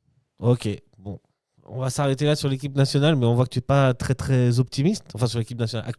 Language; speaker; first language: French; native; French